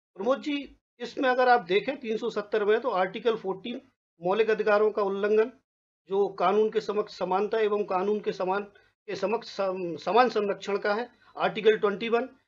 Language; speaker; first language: Hindi; native; Hindi